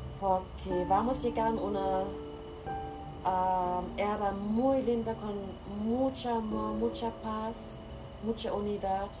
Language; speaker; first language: Spanish; non-native, learner; German